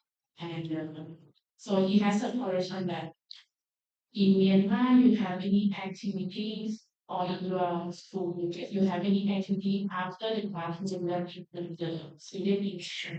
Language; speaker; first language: English; non-native, learner; Thai